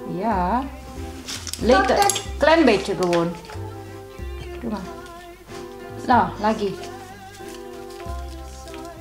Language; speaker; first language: Dutch; non-native, learner; Indonesian